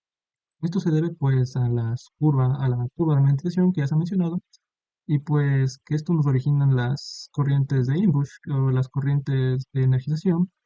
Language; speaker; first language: Spanish; native; Spanish